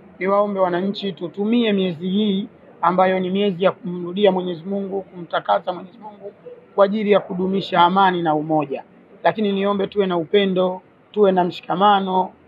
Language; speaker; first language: Swahili; native; Swahili